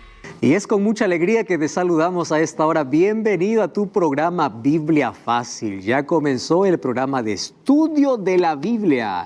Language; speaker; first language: Spanish; native; Spanish